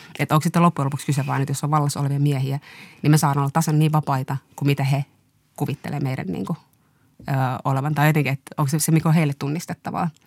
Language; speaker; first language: Finnish; early bilingual, other home language; Somali